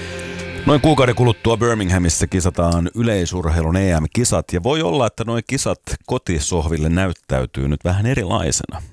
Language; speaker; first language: Finnish; native; Finnish